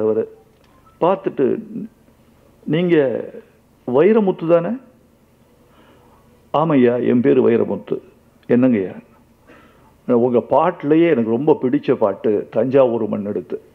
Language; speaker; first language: Tamil; native; Tamil